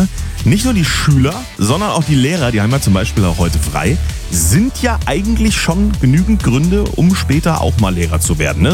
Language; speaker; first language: German; native; German